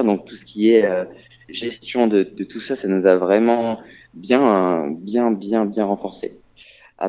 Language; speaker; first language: French; native; French